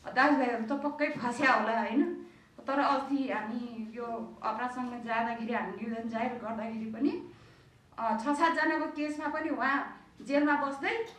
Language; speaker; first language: Nepali; non-native, local second language; Eastern Tamang